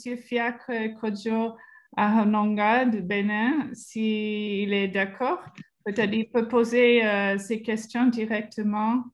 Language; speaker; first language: French; non-native, fluent; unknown